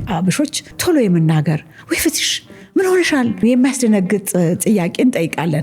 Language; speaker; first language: Amharic; native; Amharic